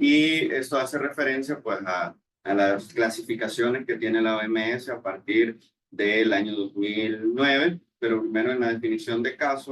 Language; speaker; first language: Spanish; native; Spanish